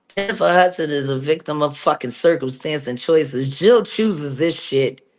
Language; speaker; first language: English; native; English